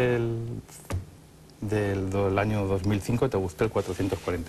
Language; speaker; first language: Spanish; native; Spanish